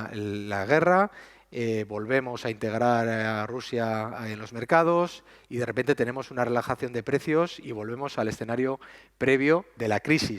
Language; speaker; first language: Spanish; native; Spanish